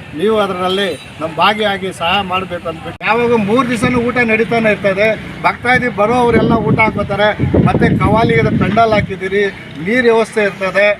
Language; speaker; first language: Kannada; non-native, local second language; Urdu